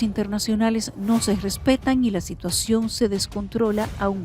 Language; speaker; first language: Spanish; native; Spanish